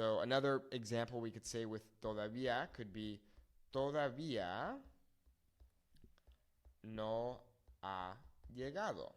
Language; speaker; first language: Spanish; non-native, fluent; English